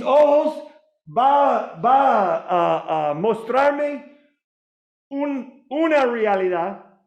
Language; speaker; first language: Spanish; non-native, learner; English